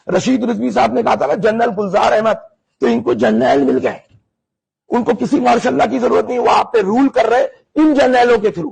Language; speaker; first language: Urdu; native; Urdu